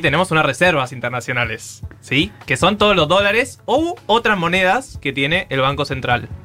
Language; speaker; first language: Spanish; native; Spanish